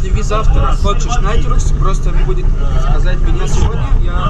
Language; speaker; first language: Russian; non-native, learner; Arabic